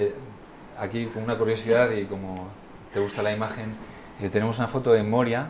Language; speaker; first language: Spanish; native; Spanish